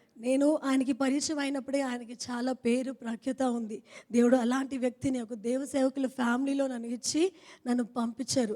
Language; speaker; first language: Telugu; non-native, fluent; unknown